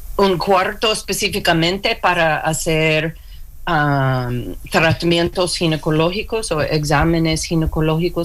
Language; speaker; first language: Spanish; non-native, learner; English